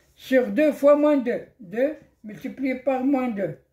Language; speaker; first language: French; non-native, local second language; Arabic